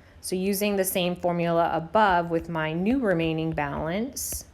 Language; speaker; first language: English; native; English